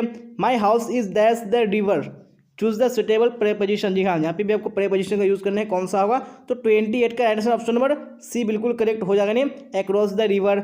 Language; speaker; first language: Hindi; native; Hindi